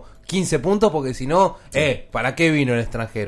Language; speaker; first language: Spanish; native; Spanish